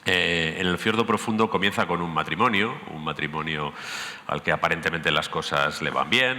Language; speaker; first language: Spanish; native; Spanish